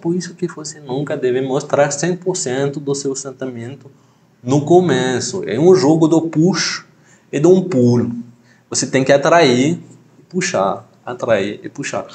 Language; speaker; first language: Portuguese; non-native, fluent; French